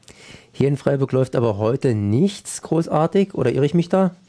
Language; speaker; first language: German; native; German